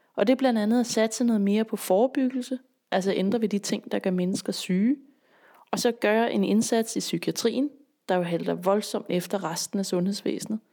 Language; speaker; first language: Danish; native; Danish